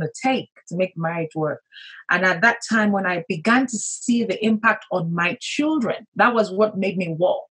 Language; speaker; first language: English; non-native, local second language; Yoruba